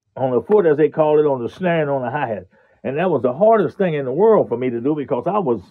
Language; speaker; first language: English; native; English